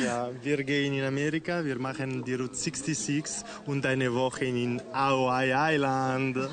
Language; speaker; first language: German; non-native, local second language; Italian